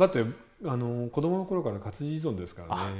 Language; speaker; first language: Japanese; native; Japanese